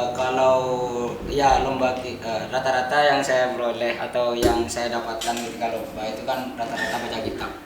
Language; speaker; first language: Indonesian; non-native, local second language; Madurese